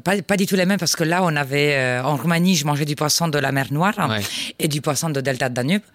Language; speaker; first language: French; non-native, fluent; Romanian